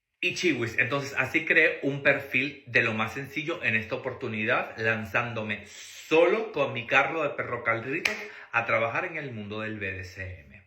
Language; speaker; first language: Spanish; native; Spanish